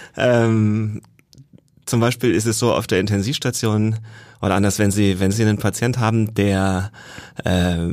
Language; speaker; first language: German; native; German